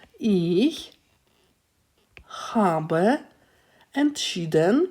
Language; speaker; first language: German; non-native, fluent; Ukrainian